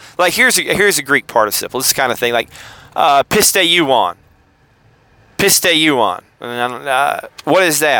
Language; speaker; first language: English; native; English